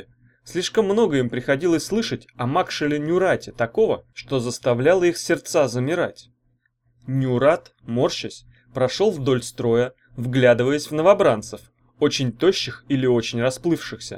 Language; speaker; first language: Russian; native; Russian